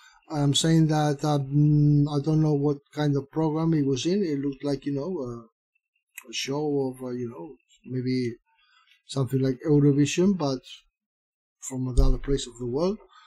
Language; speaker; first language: English; non-native, fluent; Spanish